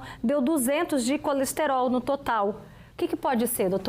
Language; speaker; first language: Portuguese; native; Portuguese